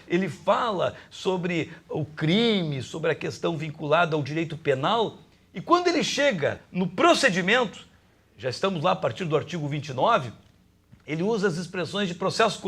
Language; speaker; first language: Portuguese; native; Portuguese